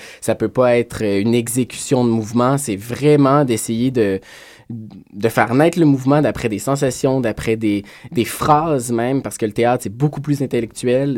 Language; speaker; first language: French; native; French